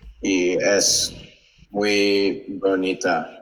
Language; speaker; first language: Spanish; non-native, learner; English